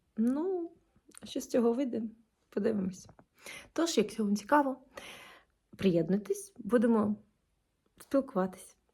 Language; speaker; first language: Ukrainian; non-native, local second language; Russian